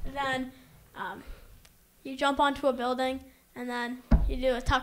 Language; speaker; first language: English; native; English